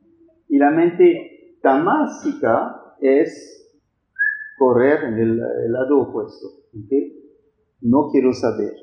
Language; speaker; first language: Spanish; non-native, fluent; French